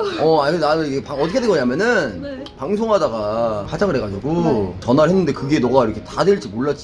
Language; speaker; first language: Korean; native; Korean